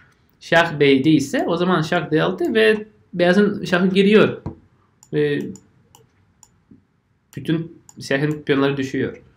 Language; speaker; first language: Turkish; non-native, fluent; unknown